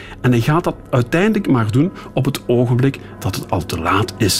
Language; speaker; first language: Dutch; native; Dutch